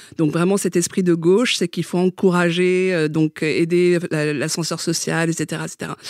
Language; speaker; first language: French; early bilingual, other home language; Vietnamese